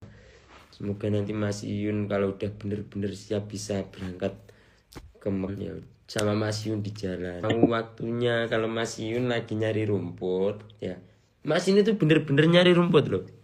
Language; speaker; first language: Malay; non-native, local second language; Javanese